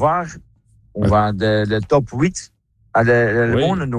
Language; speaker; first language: French; non-native, learner; Dutch